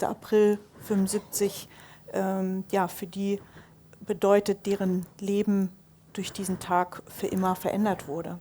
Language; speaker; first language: German; native; German